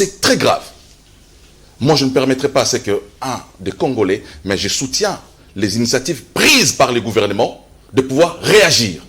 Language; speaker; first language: French; non-native, local second language; Lingala